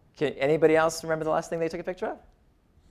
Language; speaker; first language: English; native; English